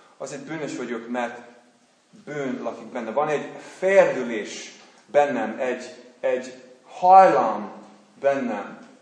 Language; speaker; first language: Hungarian; non-native, fluent; English